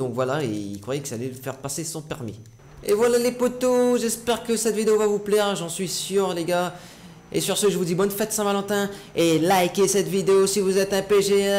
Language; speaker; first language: French; native; French